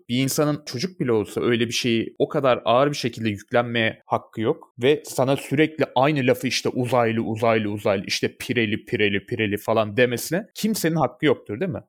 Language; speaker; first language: Turkish; native; Turkish